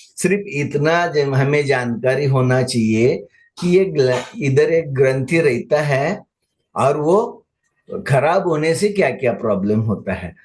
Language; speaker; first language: Hindi; non-native, local second language; Marathi